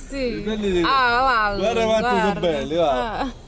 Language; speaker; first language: Italian; non-native, learner; Portuguese